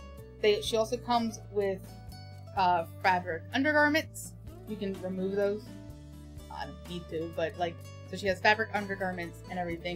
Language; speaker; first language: English; native; English